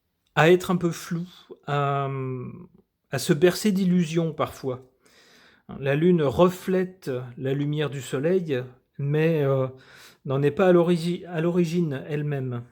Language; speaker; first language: French; native; French